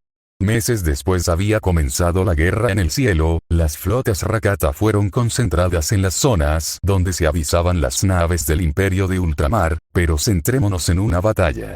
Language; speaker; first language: Spanish; native; Spanish